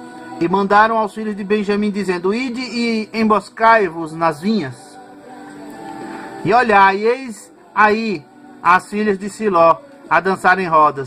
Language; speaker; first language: Portuguese; native; Portuguese